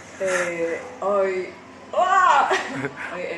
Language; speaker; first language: Spanish; non-native, learner; Polish